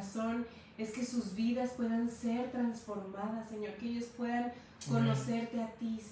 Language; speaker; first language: Spanish; native; Spanish